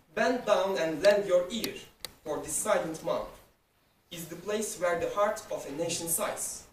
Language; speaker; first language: English; non-native, fluent; Turkish